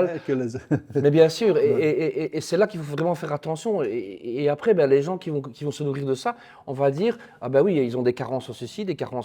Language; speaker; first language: French; native; French